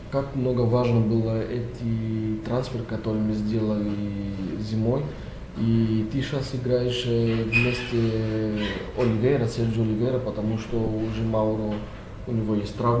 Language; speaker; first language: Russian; non-native, learner; Greek